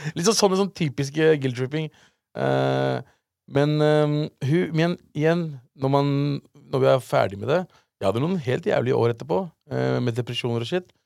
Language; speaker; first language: Norwegian; early bilingual, other home language; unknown